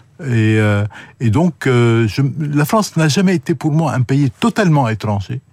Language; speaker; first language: French; non-native, local second language; Arabic